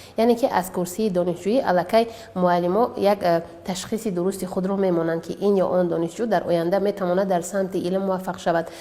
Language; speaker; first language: Tajik; native; Tajik